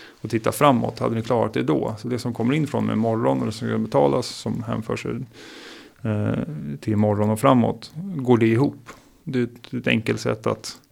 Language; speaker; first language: Swedish; native; Swedish